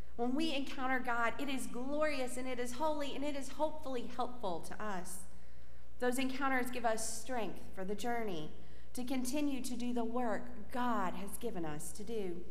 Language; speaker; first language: English; native; English